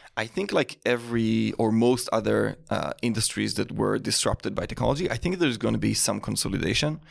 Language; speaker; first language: English; non-native, fluent; Hebrew